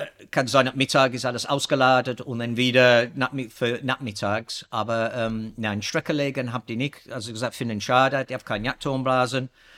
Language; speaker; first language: German; non-native, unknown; English